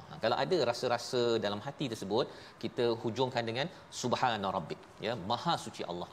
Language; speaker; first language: Malay; native; Malay